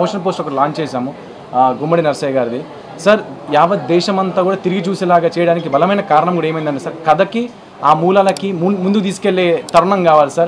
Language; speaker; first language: Telugu; native; Telugu